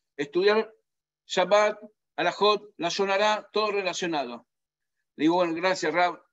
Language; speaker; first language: Spanish; native; Spanish